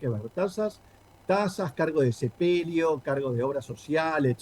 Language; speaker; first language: Spanish; native; Spanish